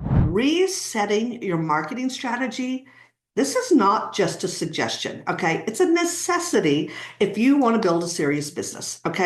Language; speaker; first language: English; native; English